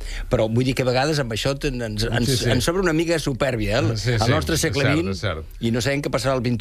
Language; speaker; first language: Catalan; native; Catalan